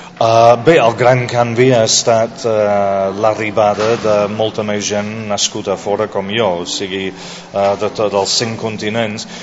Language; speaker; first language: Catalan; non-native, fluent; English